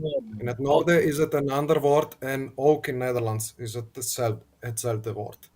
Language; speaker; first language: Dutch; non-native, learner; Italian